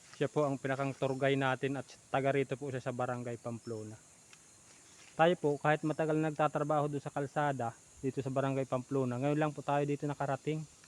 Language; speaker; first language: Filipino; non-native, local second language; Bikol